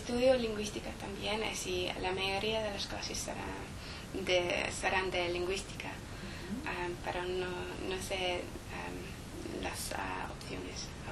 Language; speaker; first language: Spanish; non-native, learner; English